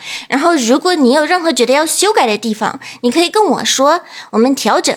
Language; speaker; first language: Chinese; non-native, fluent; English